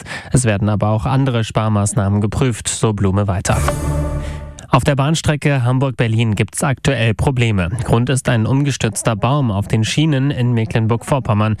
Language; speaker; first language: German; native; German